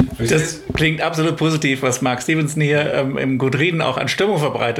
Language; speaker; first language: German; native; German